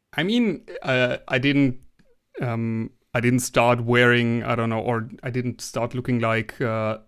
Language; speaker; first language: English; non-native, fluent; German